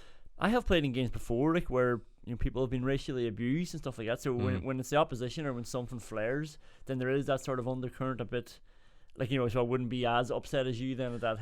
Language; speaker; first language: English; native; English